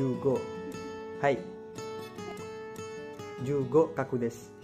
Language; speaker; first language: Japanese; non-native, learner; Indonesian